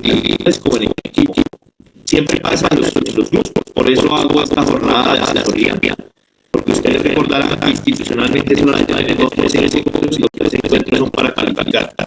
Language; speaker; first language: Spanish; native; Spanish